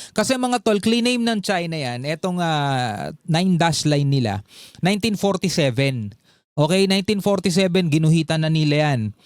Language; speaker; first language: Filipino; native; Filipino